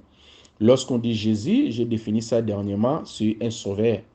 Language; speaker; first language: French; non-native, local second language; Lingala